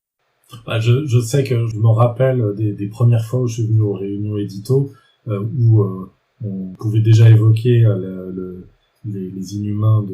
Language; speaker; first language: French; native; French